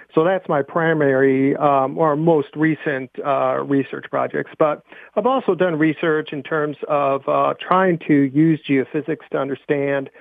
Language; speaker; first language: English; native; English